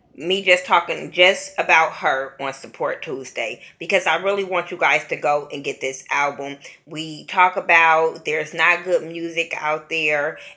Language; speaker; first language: English; native; English